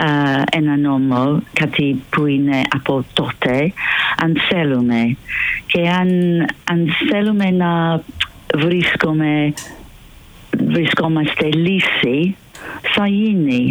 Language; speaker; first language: Greek; non-native, fluent; English